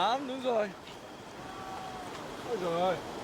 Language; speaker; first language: Vietnamese; non-native, learner; English